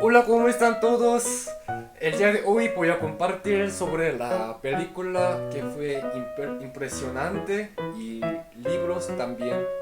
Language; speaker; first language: Spanish; non-native, fluent; Korean